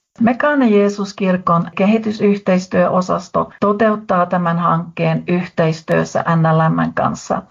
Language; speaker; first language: Finnish; native; Finnish